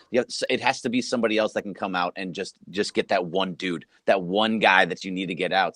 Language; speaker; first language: English; native; English